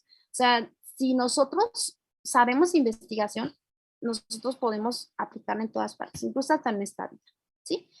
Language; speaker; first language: Spanish; native; Spanish